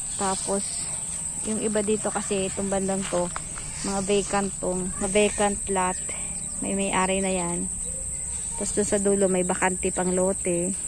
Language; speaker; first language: Filipino; non-native, local second language; Bikol